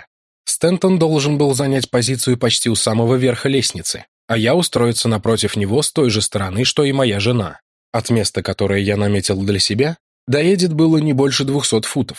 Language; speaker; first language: Russian; native; Russian